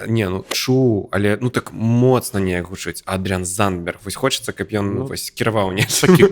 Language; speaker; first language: Belarusian; non-native, local second language; Russian